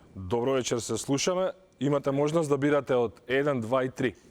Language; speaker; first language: Macedonian; native; Macedonian